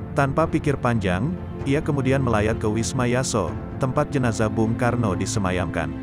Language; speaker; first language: Indonesian; native; Indonesian